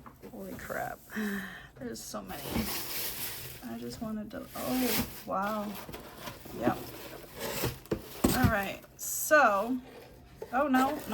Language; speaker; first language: English; native; English